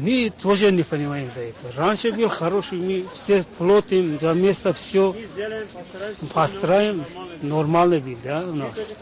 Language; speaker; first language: Russian; non-native, learner; Tajik